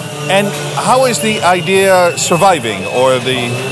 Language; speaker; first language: English; non-native, fluent; Dutch